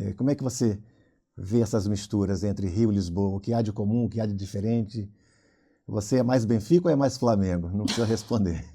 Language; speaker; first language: Portuguese; native; Portuguese